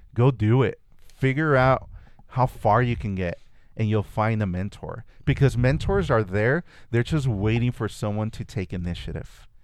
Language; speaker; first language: English; early bilingual, other home language; Spanish